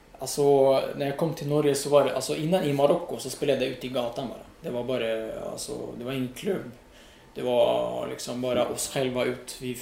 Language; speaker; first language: Swedish; non-native, fluent; Riffian